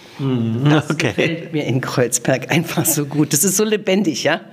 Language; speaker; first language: German; native; German